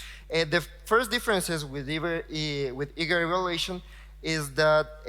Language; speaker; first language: English; non-native, fluent; Spanish